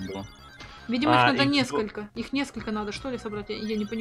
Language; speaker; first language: Russian; native; Russian